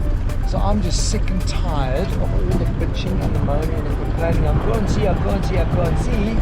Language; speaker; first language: English; native; English